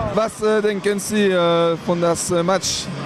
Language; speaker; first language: German; non-native, learner; French